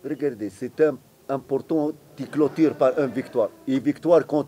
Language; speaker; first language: French; non-native, local second language; Arabic